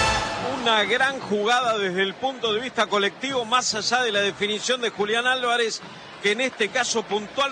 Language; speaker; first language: Spanish; native; Spanish